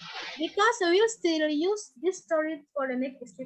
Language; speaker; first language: English; non-native, learner; Indonesian